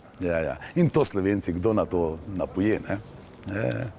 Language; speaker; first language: Slovenian; early bilingual, heritage; Slovenian